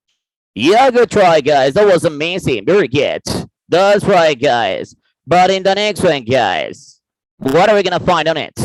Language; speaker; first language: English; non-native, fluent; Spanish